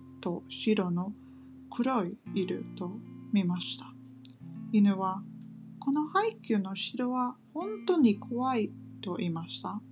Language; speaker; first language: Japanese; non-native, learner; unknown